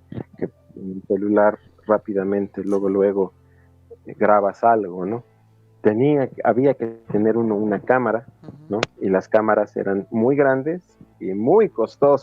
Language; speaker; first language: Spanish; native; Spanish